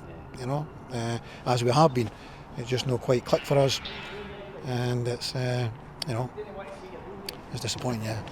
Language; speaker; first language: English; native; English